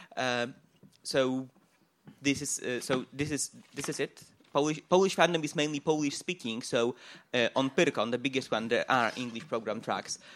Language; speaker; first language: English; non-native, fluent; Polish